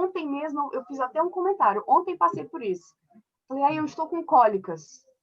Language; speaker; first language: Portuguese; early bilingual, other home language; French